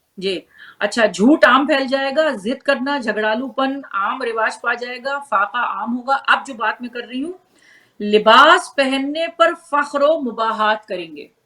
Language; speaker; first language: Urdu; native; Urdu